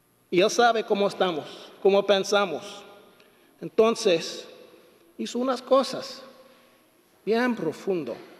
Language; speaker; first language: Spanish; non-native, fluent; English